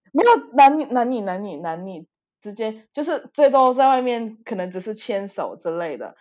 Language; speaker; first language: Chinese; early bilingual, heritage; Chinese